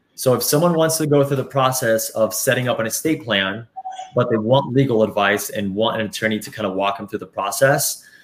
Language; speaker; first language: English; early bilingual, other home language; Spanish